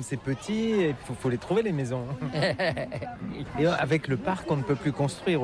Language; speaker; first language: French; native; French